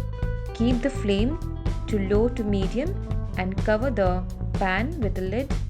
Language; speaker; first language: English; non-native, local second language; Hindi